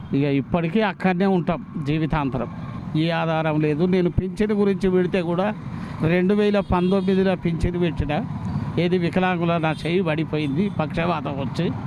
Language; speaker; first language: Telugu; native; Telugu